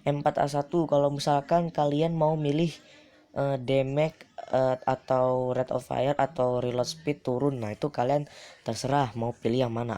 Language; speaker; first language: Indonesian; native; Indonesian